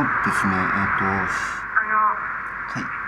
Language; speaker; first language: Japanese; native; Japanese